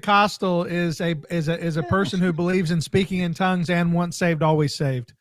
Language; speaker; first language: English; native; English